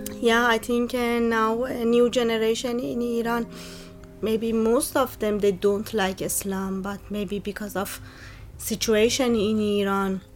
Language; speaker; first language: English; non-native, learner; Persian